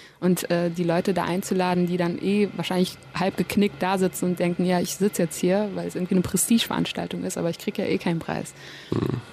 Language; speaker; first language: German; native; German